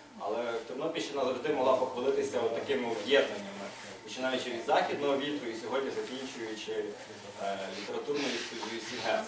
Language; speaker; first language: Ukrainian; native; Ukrainian